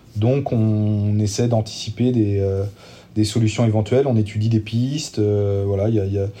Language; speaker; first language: French; native; French